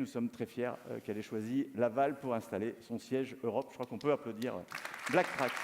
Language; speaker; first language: French; native; French